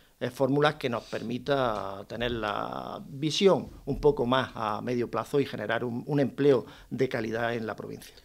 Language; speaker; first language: Spanish; native; Spanish